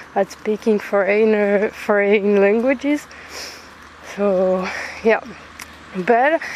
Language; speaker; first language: English; non-native, fluent; French